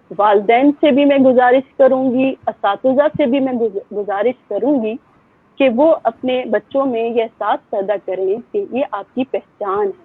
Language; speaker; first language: Urdu; native; Urdu